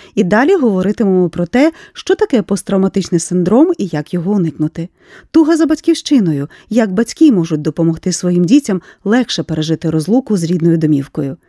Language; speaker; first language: Ukrainian; native; Ukrainian